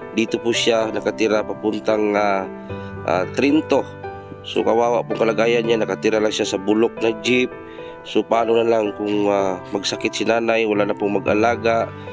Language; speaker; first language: Filipino; non-native, local second language; Cebuano